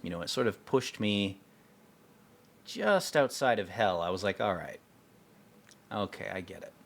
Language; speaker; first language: English; native; English